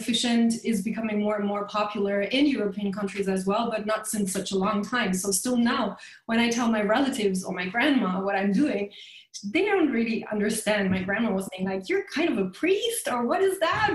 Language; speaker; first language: English; non-native, fluent; German